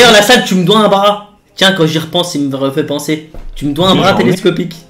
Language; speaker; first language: French; native; French